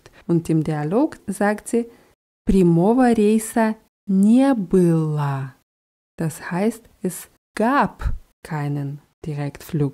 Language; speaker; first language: German; non-native, fluent; Russian